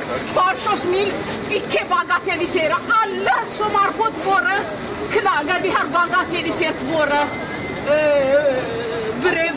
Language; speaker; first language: Norwegian; non-native, learner; Amharic